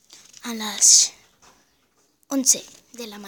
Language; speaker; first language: Spanish; non-native, learner; German